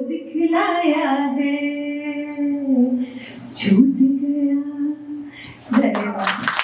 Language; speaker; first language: Hindi; native; Hindi